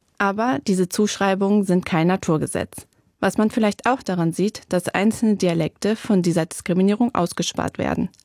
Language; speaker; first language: German; native; German